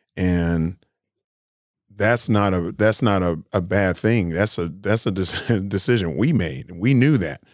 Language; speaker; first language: English; native; English